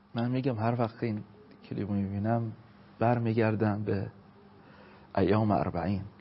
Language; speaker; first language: Persian; non-native, fluent; Arabic